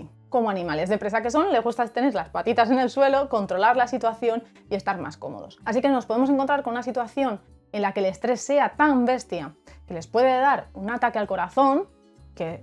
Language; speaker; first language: Spanish; native; Spanish